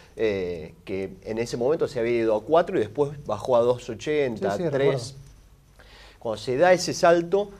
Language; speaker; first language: Spanish; native; Spanish